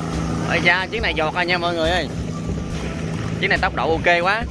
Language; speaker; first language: Vietnamese; native; Vietnamese